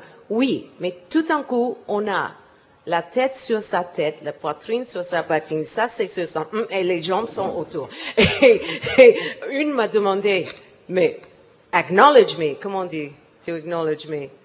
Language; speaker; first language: French; non-native, learner; English